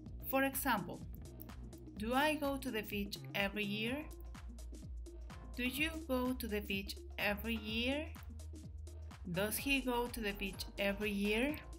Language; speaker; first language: English; non-native, fluent; Spanish